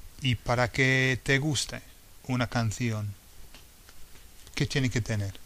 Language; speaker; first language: Spanish; non-native, fluent; English